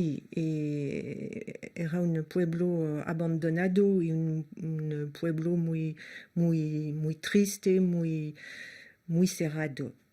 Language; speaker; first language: Spanish; non-native, learner; French